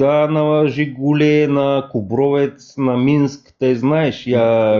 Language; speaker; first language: Russian; non-native, learner; Bulgarian